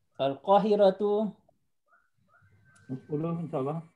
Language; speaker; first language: Arabic; non-native, fluent; Indonesian